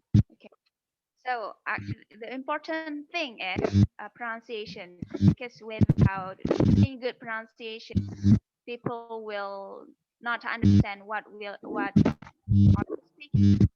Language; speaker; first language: English; non-native, fluent; Indonesian